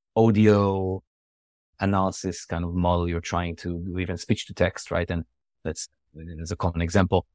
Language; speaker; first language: English; non-native, fluent; Hebrew